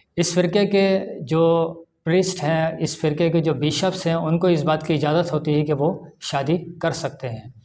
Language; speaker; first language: Urdu; native; Urdu